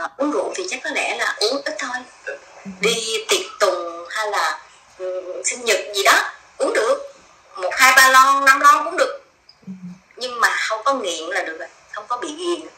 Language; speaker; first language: Vietnamese; native; Vietnamese